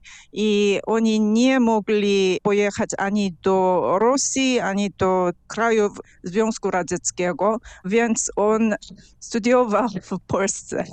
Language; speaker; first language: Polish; non-native, fluent; Korean